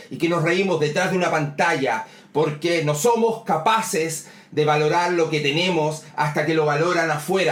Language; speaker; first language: Spanish; native; Spanish